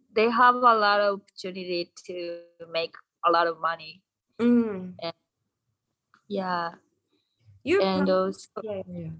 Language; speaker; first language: English; non-native, learner; Japanese